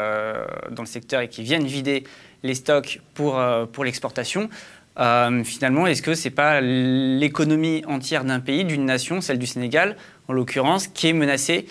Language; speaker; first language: French; native; French